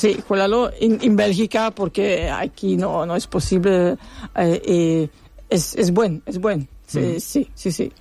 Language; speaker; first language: Spanish; non-native, learner; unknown